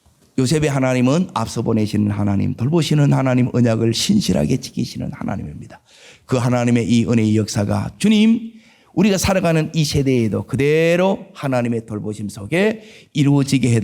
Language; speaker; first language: Korean; native; Korean